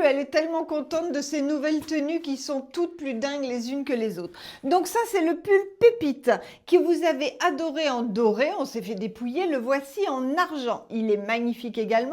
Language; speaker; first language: French; native; French